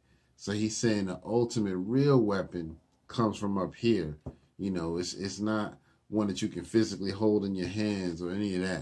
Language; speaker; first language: English; native; English